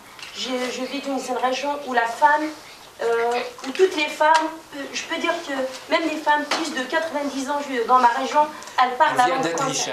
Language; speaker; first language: French; non-native, local second language; Kabyle